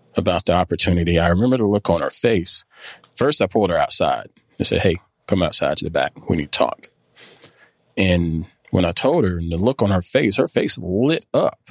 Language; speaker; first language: English; native; English